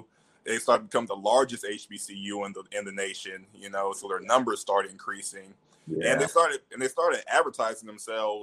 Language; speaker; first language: English; native; English